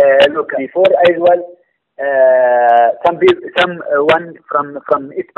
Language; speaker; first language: English; non-native, learner; Arabic